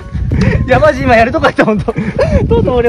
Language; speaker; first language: Japanese; native; Japanese